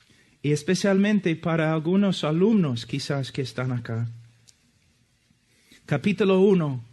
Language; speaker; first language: Spanish; non-native, fluent; English